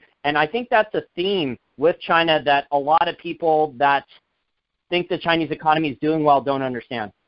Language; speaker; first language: English; native; English